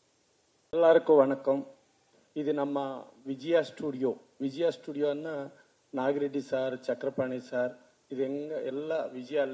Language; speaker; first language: Tamil; non-native, learner; Telugu